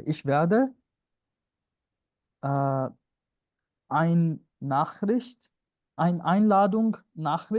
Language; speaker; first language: German; non-native, learner; Punjabi